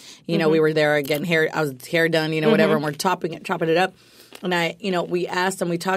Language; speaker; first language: English; native; English